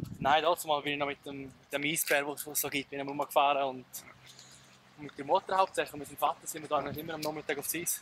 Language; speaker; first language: German; native; German